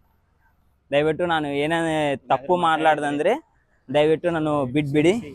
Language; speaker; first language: Kannada; non-native, learner; Telugu